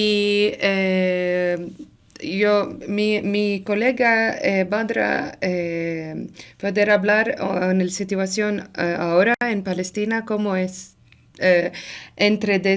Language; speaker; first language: Spanish; non-native, learner; Arabic